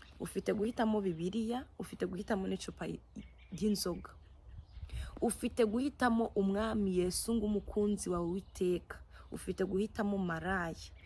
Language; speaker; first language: Kinyarwanda; native; Kinyarwanda